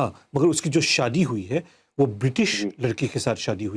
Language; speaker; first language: Hindi; early bilingual, heritage; Hindi